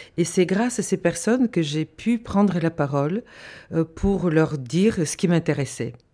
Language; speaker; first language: French; non-native, fluent; Bulgarian